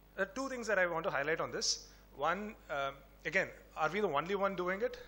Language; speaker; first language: English; non-native, local second language; Tamil